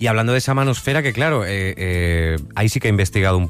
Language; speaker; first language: Spanish; native; Spanish